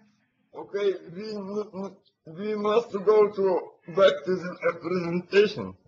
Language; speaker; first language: English; non-native, learner; Latvian